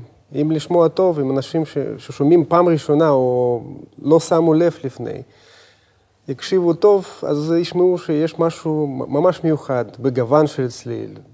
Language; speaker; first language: Hebrew; non-native, fluent; Russian